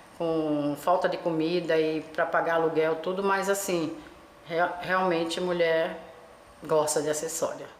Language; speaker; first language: Portuguese; early bilingual, other home language; Korean